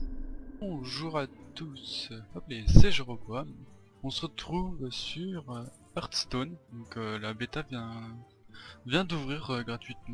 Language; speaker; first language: French; native; French